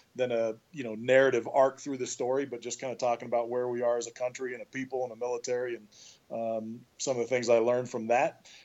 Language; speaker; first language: English; native; English